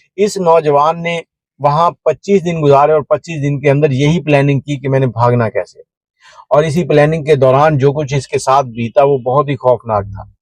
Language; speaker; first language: Urdu; non-native, local second language; Punjabi